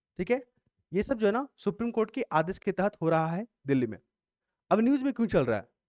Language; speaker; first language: Hindi; native; Hindi